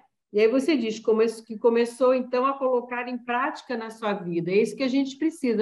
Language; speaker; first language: Portuguese; native; Portuguese